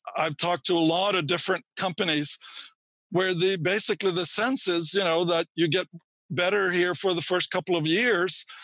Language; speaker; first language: English; non-native, fluent; Swedish